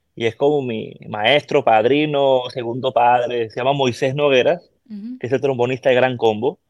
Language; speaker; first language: Spanish; native; Spanish